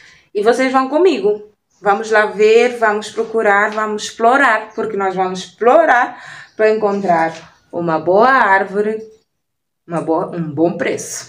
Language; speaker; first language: Portuguese; non-native, local second language; Kabuverdianu